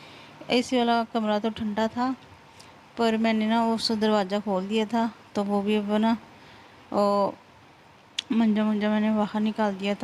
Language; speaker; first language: Hindi; non-native, local second language; Punjabi